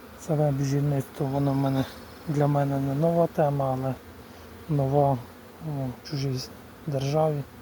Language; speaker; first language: Ukrainian; native; Ukrainian